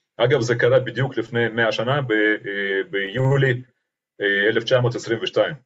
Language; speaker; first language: Hebrew; non-native, fluent; Russian